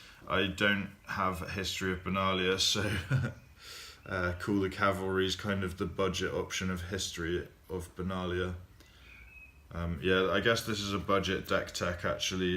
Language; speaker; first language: English; native; English